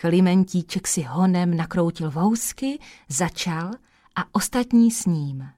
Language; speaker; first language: Czech; native; Czech